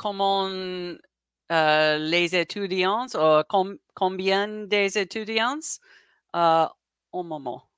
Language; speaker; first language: French; non-native, learner; English